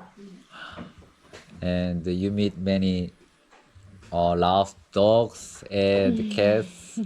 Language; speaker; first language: English; non-native, learner; Korean